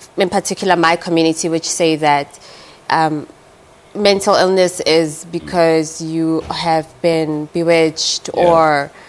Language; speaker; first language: English; non-native, local second language; Tswana